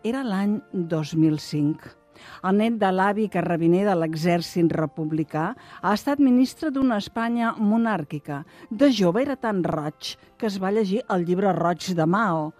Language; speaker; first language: Catalan; native; Catalan